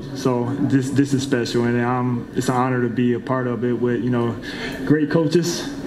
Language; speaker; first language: English; native; English